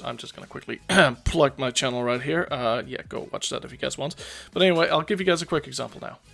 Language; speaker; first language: English; native; English